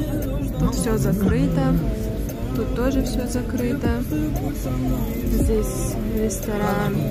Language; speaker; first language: Russian; native; Russian